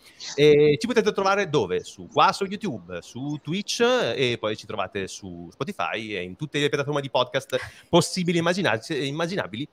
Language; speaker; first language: Italian; native; Italian